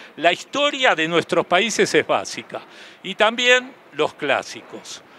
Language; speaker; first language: Spanish; native; Spanish